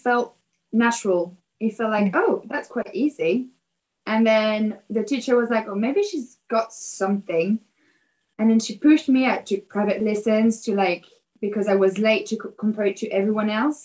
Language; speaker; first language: English; non-native, fluent; French